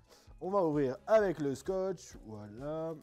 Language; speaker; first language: French; native; French